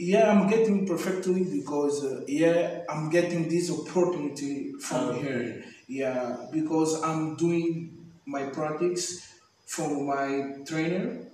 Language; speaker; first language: English; non-native, fluent; Portuguese